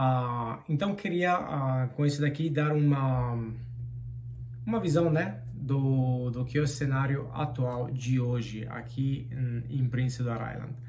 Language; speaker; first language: Portuguese; non-native, fluent; Spanish